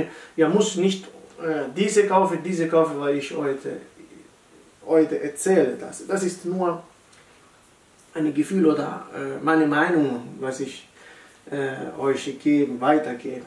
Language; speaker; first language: German; non-native, learner; Italian